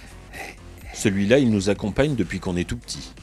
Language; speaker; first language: French; native; French